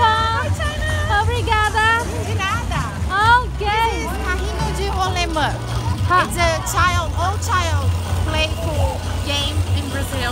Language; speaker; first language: English; non-native, learner; Portuguese